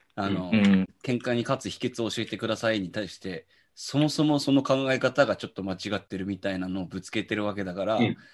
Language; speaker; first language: Japanese; native; Japanese